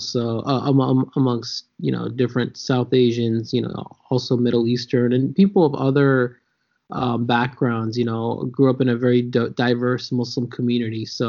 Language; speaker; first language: English; native; English